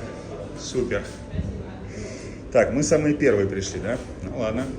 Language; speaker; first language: Russian; native; Russian